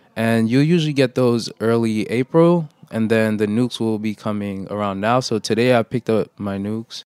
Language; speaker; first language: English; early bilingual, other home language; Haitian Creole